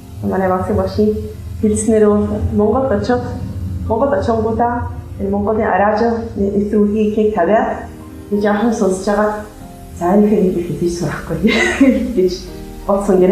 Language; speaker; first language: Mongolian; non-native, fluent; Hungarian